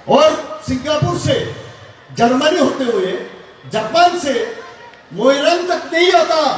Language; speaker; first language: Hindi; non-native, local second language; Bangla